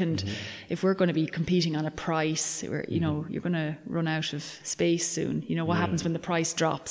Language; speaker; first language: English; native; English